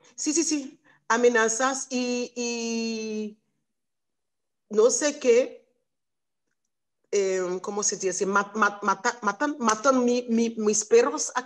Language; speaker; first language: Spanish; non-native, learner; Haitian Creole